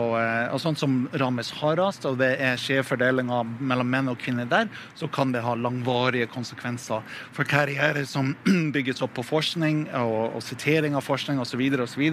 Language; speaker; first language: Norwegian; non-native, fluent; English